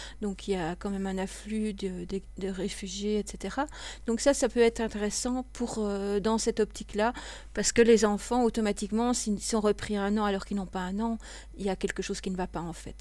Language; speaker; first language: French; native; French